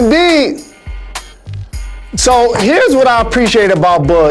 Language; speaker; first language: English; native; English